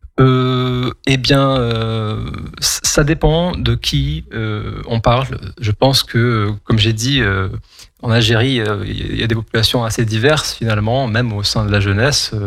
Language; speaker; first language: French; non-native, local second language; Kabyle